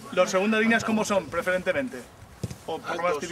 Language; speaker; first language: Spanish; native; Spanish